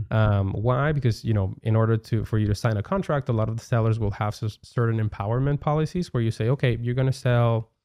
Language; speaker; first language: English; non-native, fluent; Spanish